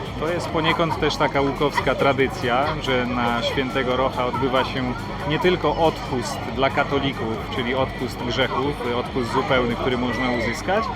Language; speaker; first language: Polish; native; Polish